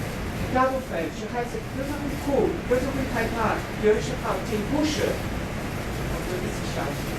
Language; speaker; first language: Chinese; non-native, fluent; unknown